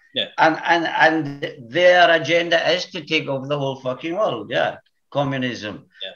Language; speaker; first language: English; native; English